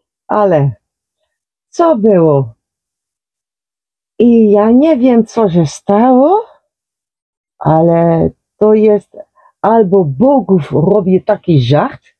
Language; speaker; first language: Polish; non-native, learner; Dutch